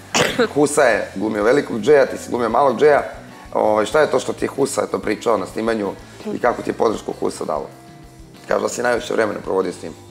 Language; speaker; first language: Serbian; native; Serbian